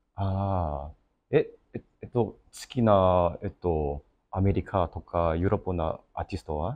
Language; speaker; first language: Japanese; non-native, learner; English